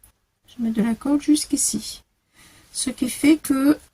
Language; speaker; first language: French; native; French